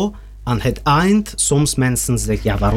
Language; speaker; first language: Dutch; non-native, learner; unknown